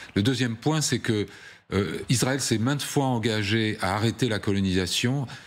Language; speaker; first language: French; native; French